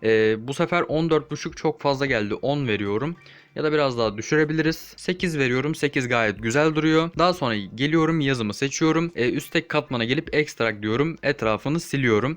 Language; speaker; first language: Turkish; native; Turkish